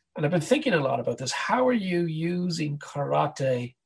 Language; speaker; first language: English; native; English